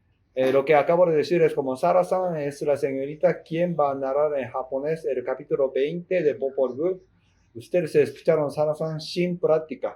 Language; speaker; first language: Spanish; non-native, fluent; Japanese